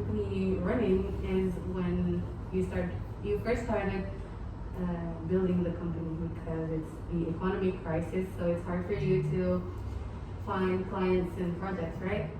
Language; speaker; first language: English; non-native, learner; Indonesian